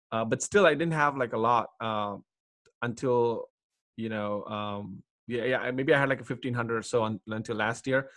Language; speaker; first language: English; non-native, local second language; Telugu